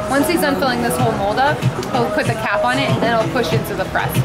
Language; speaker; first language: English; native; English